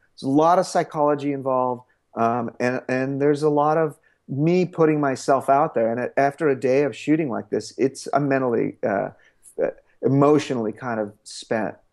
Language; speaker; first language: English; native; English